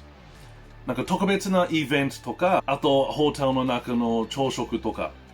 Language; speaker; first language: Japanese; non-native, learner; English